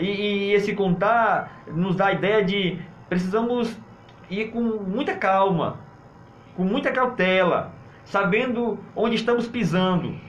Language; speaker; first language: Portuguese; native; Portuguese